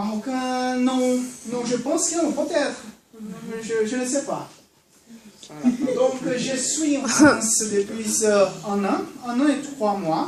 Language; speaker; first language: French; non-native, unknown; Portuguese